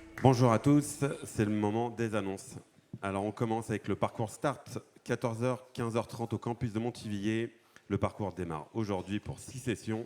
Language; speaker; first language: French; native; French